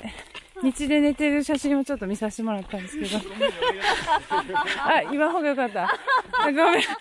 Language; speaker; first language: Japanese; native; Japanese